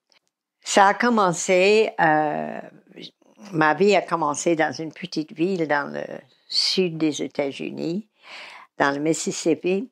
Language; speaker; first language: French; non-native, fluent; English